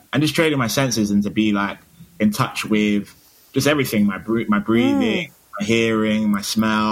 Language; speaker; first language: English; native; English